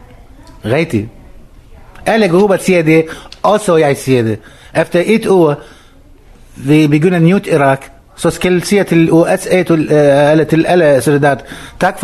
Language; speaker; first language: Danish; non-native, learner; Arabic